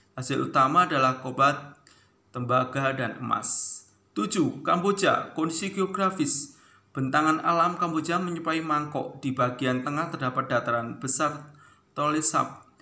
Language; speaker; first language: Indonesian; native; Indonesian